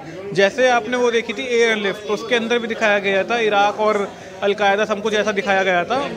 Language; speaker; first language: Hindi; native; Hindi